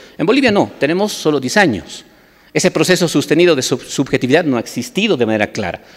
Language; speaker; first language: Spanish; native; Spanish